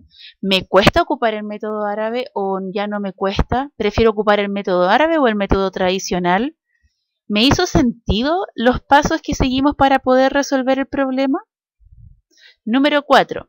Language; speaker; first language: Spanish; native; Spanish